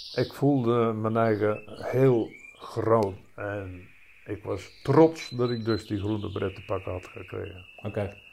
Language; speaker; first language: Dutch; native; Dutch